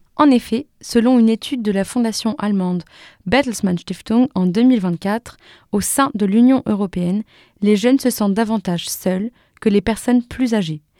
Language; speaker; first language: French; native; French